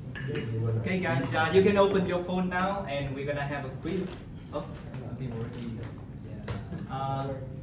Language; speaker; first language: English; non-native, learner; Vietnamese